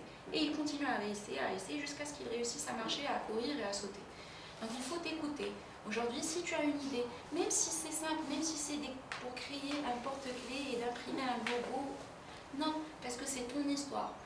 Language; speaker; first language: French; native; French